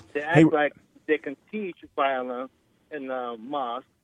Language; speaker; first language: English; non-native, fluent; Arabic